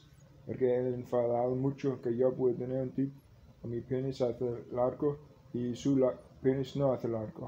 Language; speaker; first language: Spanish; non-native, learner; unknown